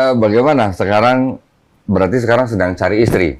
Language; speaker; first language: Indonesian; native; Indonesian